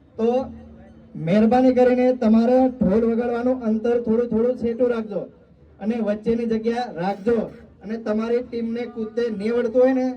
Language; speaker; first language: Gujarati; non-native, local second language; Rathawi